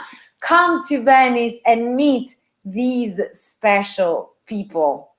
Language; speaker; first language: English; non-native, fluent; Italian